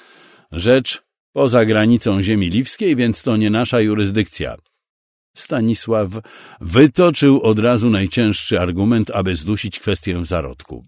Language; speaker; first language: Polish; native; Polish